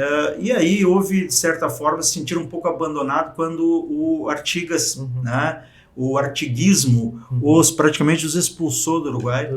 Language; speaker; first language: Portuguese; native; Portuguese